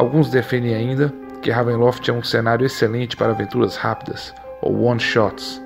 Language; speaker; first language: Portuguese; native; Portuguese